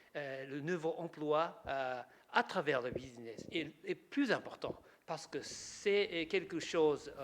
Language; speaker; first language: French; non-native, learner; Japanese